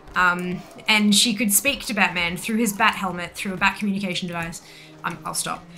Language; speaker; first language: English; native; English